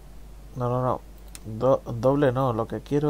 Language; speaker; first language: Spanish; native; Spanish